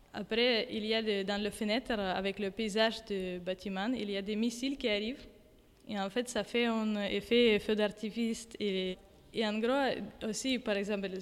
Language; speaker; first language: French; non-native, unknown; Ukrainian